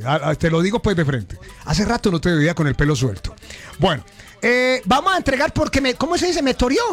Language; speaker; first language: Spanish; native; Spanish